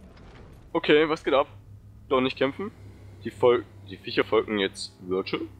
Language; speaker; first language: German; native; German